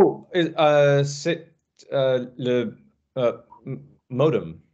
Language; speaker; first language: French; non-native, learner; English